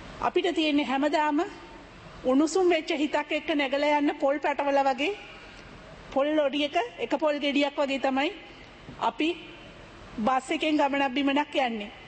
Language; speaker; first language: Sinhala; native; Sinhala